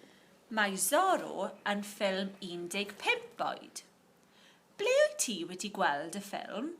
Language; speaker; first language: Welsh; non-native, local second language; English